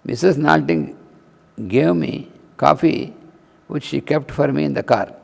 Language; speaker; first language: English; non-native, local second language; Telugu